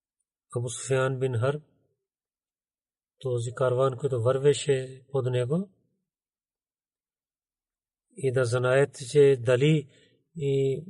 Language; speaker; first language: Bulgarian; non-native, learner; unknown